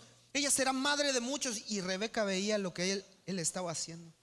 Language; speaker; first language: Spanish; native; Spanish